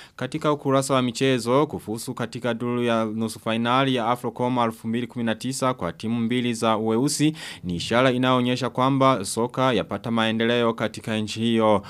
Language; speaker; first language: Swahili; non-native, local second language; Rundi